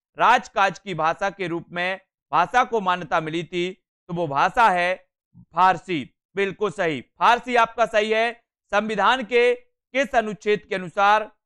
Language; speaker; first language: Hindi; native; Hindi